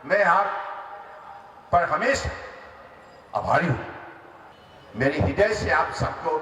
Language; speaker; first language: Hindi; non-native, local second language; Assamese